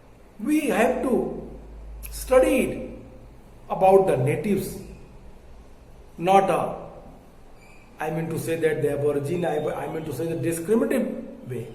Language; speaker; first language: English; non-native, local second language; Hindi